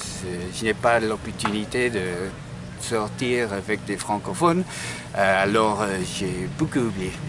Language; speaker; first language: French; non-native, learner; English